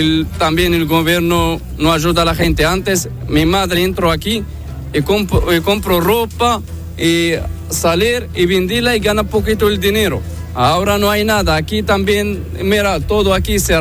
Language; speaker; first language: Spanish; non-native, learner; Arabic